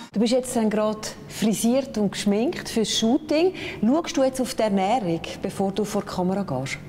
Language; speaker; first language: German; native; German